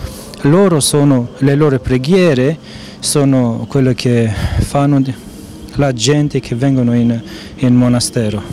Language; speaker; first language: Italian; non-native, fluent; Romanian